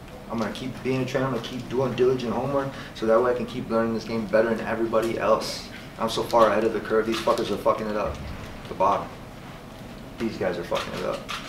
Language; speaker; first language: English; native; English